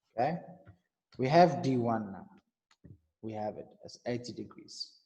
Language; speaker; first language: English; non-native, local second language; Afrikaans